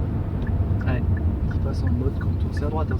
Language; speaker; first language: French; native; French